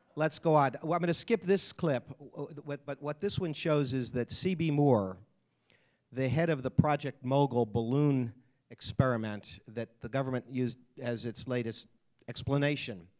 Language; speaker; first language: English; native; English